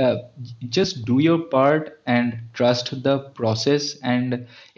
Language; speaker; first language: English; non-native, local second language; Bangla